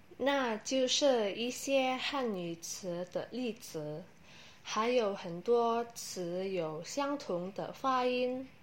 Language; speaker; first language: Chinese; non-native, learner; Indonesian